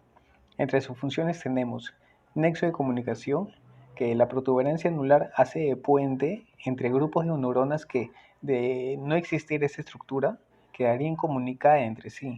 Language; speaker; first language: Spanish; native; Spanish